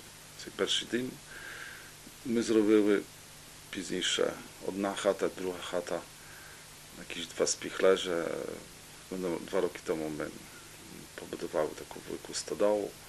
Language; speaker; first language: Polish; non-native, local second language; Rusyn